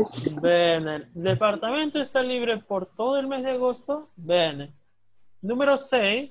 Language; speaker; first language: Italian; non-native, fluent; Spanish